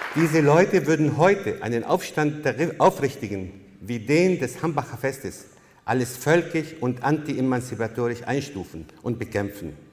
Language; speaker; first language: German; non-native, fluent; Arabic